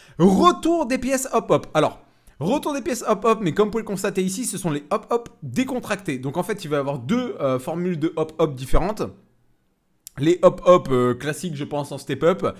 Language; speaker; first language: French; native; French